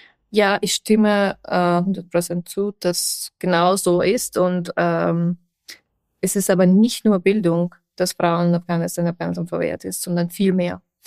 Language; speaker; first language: German; non-native, fluent; Persian